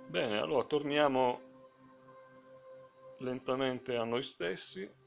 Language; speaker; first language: Italian; native; Italian